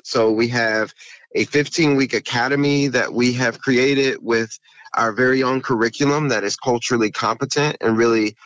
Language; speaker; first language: English; native; English